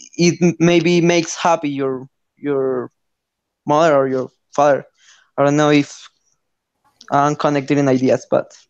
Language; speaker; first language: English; non-native, learner; Spanish